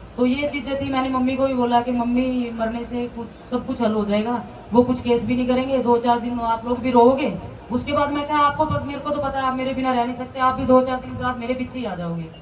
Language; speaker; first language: Hindi; non-native, local second language; Punjabi